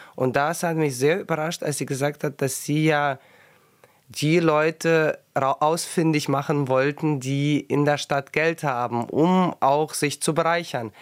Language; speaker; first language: German; early bilingual, other home language; Russian